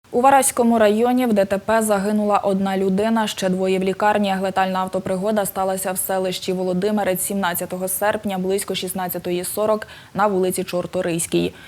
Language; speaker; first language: Ukrainian; native; Ukrainian